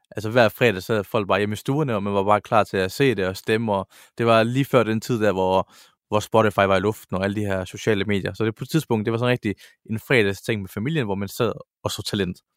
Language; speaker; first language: Danish; early bilingual, other home language; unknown